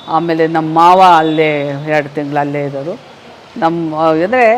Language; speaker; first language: Kannada; native; Kannada